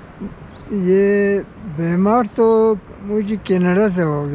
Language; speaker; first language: Hindi; non-native, local second language; Balti